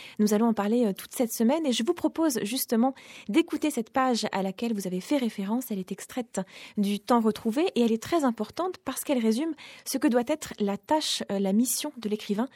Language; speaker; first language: French; native; French